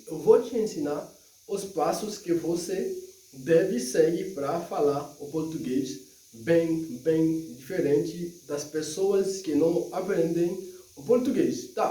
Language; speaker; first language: Portuguese; non-native, fluent; Haitian Creole